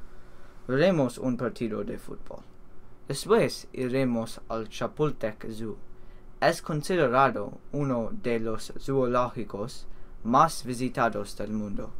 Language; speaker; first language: Spanish; non-native, learner; English